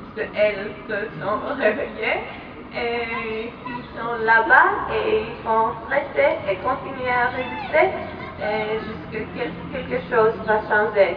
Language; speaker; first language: French; non-native, fluent; Greek